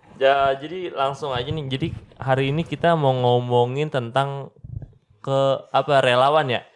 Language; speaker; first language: Indonesian; native; Indonesian